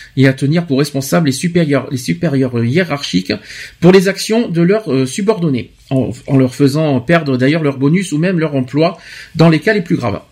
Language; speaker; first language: French; native; French